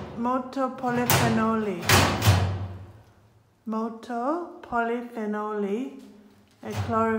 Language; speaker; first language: Italian; non-native, learner; English